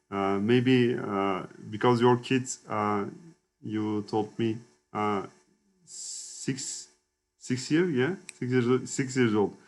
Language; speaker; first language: English; non-native, learner; Turkish